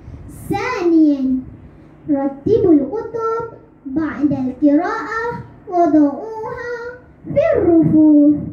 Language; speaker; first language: Arabic; non-native, learner; Malay